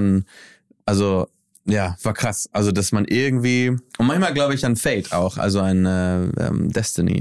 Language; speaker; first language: German; early bilingual, heritage; German